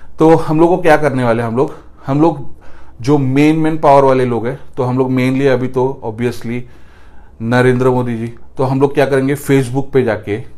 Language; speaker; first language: Hindi; non-native, local second language; Marathi